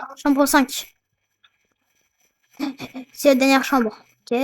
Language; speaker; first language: French; native; French